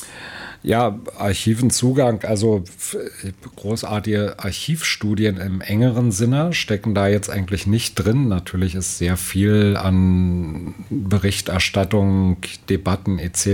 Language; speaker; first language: German; native; German